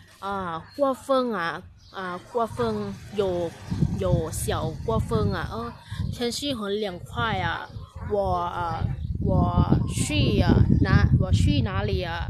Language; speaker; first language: Chinese; non-native, learner; Thai